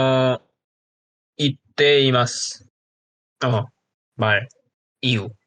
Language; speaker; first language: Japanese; non-native, learner; Korean